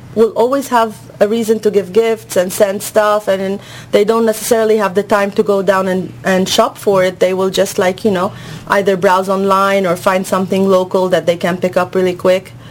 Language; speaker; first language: English; non-native, fluent; Arabic